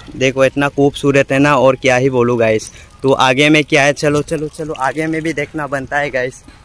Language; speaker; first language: Hindi; non-native, local second language; Assamese